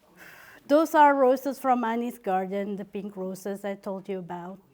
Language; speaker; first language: English; non-native, fluent; Indonesian